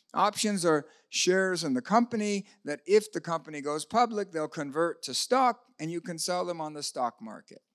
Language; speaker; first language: English; native; English